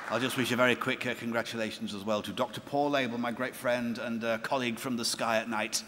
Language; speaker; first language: English; native; English